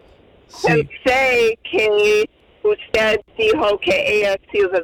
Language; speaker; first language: Spanish; non-native, fluent; English